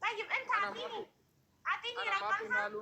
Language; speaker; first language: Arabic; non-native, learner; Amharic